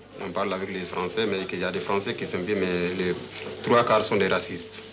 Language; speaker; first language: French; non-native, learner; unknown